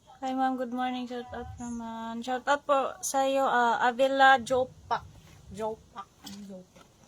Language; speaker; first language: Filipino; non-native, local second language; Hiligaynon